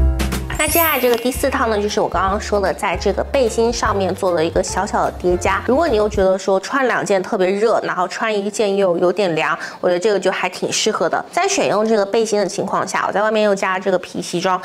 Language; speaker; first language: Chinese; native; Chinese